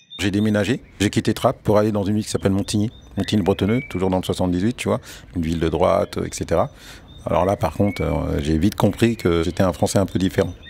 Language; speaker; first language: French; early bilingual, other home language; Wolof